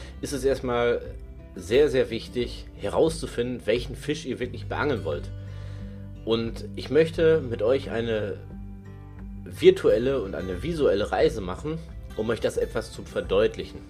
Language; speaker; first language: German; native; German